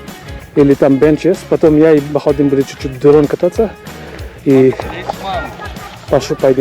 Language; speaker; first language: Russian; non-native, learner; English